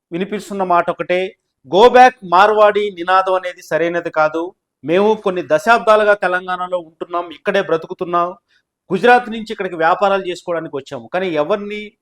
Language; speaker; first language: Telugu; native; Telugu